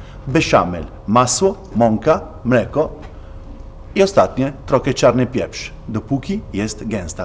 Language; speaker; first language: Polish; non-native, learner; Italian